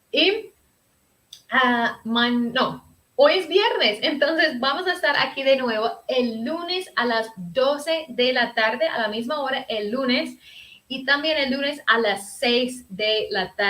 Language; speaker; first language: Spanish; early bilingual, heritage; Spanish